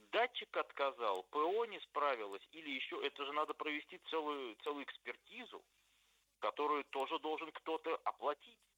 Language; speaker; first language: Russian; native; Russian